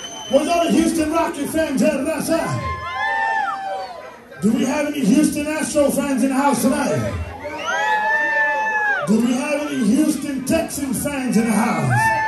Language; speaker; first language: English; early bilingual, other home language; Spanish